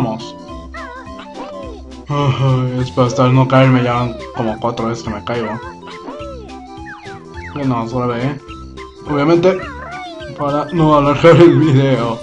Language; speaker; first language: Spanish; native; Spanish